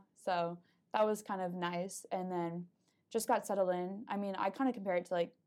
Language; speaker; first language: English; native; English